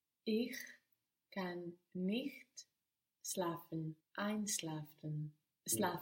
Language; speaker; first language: German; non-native, learner; English